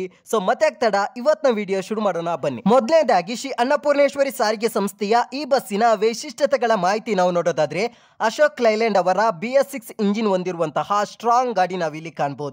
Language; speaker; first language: Kannada; native; Kannada